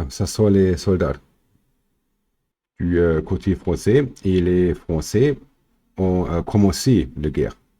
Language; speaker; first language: French; non-native, fluent; German